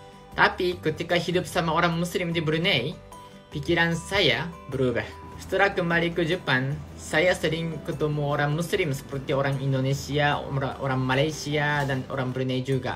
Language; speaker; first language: Indonesian; non-native, fluent; Japanese